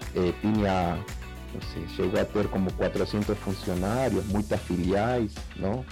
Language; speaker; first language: Portuguese; non-native, learner; Spanish